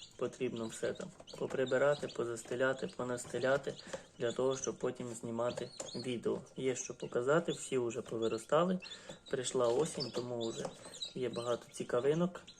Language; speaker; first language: Ukrainian; non-native, local second language; Russian